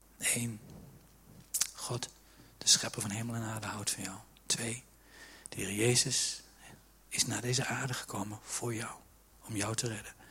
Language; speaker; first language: Dutch; native; Dutch